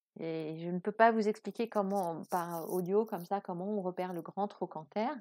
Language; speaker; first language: French; native; French